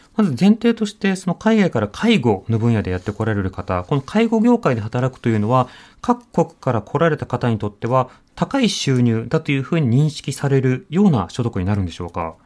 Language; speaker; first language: Japanese; native; Japanese